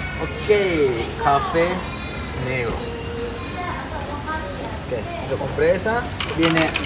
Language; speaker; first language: Spanish; non-native, learner; Japanese